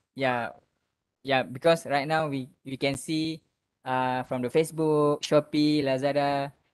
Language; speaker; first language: English; non-native, local second language; Malay